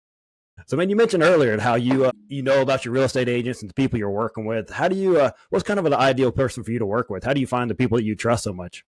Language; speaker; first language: English; native; English